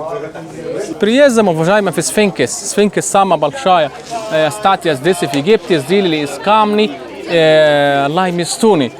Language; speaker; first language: Russian; non-native, learner; Arabic